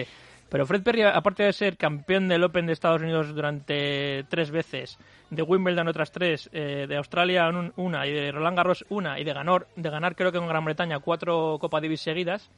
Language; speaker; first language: Spanish; native; Spanish